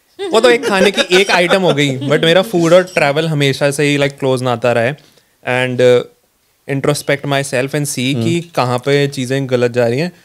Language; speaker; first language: Hindi; native; Hindi